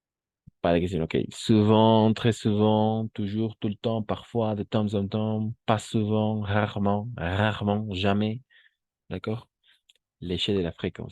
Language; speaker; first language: French; non-native, fluent; Spanish